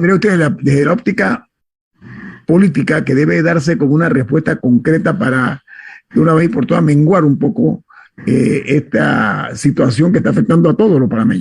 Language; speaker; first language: Spanish; native; Spanish